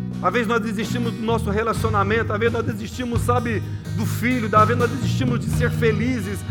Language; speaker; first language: Portuguese; native; Portuguese